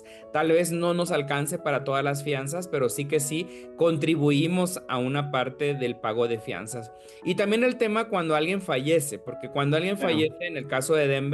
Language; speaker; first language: Spanish; native; Spanish